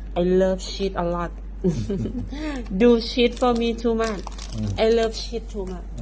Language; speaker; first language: English; non-native, learner; Thai